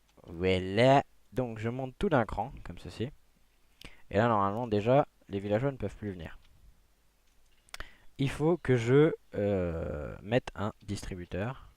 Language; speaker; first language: French; native; French